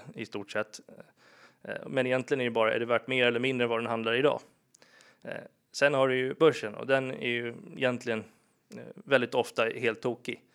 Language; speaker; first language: Swedish; early bilingual, other home language; English